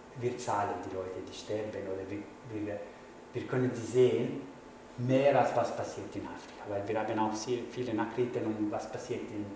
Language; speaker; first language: German; non-native, fluent; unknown